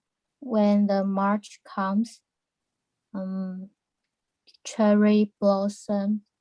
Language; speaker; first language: English; non-native, learner; Chinese